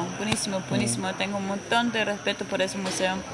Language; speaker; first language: Spanish; non-native, fluent; Danish